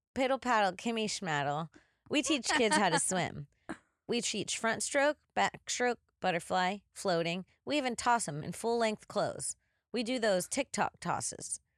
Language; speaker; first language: English; native; English